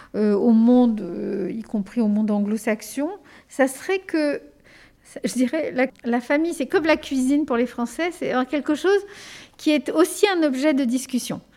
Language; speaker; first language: French; early bilingual, other home language; Spanish